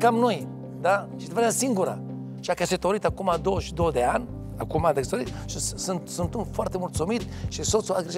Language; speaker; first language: Romanian; non-native, fluent; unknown